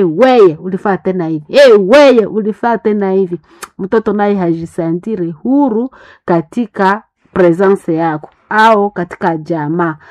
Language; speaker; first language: Swahili; non-native, local second language; Nande